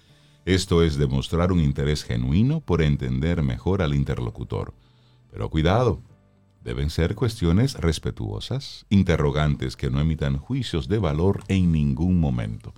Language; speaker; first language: Spanish; native; Spanish